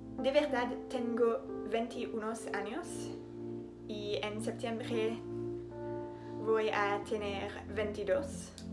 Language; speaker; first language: Spanish; non-native, learner; French